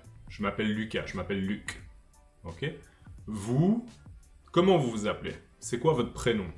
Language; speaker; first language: French; native; French